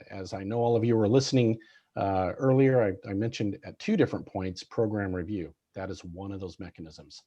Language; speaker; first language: English; native; English